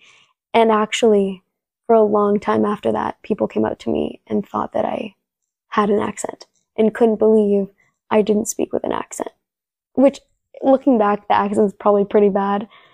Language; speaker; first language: English; early bilingual, other home language; Spanish